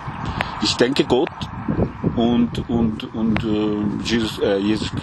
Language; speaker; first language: German; non-native, learner; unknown